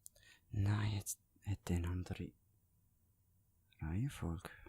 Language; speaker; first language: German; native; German